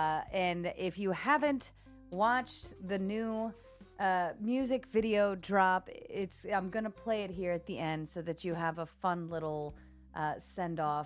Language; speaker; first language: English; native; English